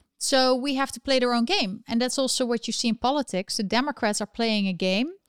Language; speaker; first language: English; non-native, fluent; Dutch